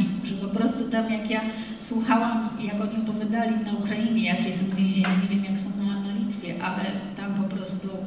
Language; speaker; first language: Russian; non-native, learner; Polish